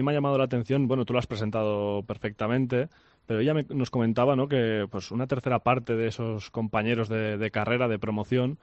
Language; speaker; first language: Spanish; native; Spanish